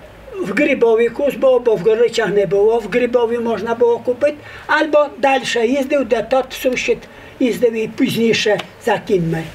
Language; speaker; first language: Polish; non-native, local second language; Rusyn